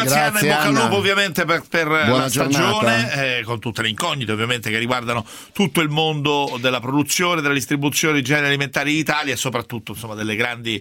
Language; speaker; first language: Italian; native; Italian